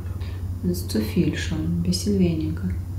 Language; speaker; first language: German; non-native, learner; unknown